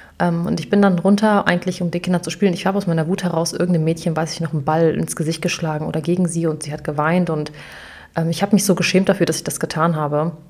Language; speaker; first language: German; early bilingual, other home language; Arabic